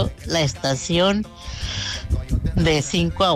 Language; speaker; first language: Spanish; native; Spanish